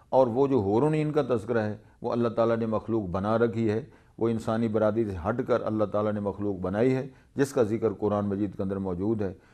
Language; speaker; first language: Urdu; non-native, local second language; Punjabi